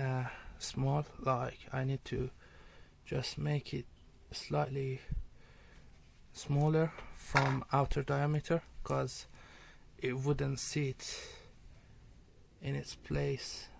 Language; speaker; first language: English; non-native, fluent; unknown